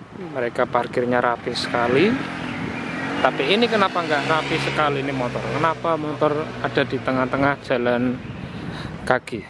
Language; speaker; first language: Malay; non-native, local second language; Javanese